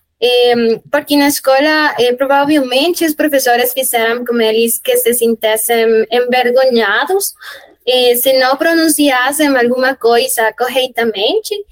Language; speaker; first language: Portuguese; non-native, fluent; Spanish